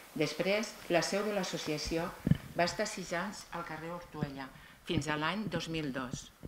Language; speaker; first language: Catalan; native; Catalan